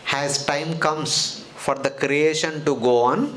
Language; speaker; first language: English; non-native, local second language; Telugu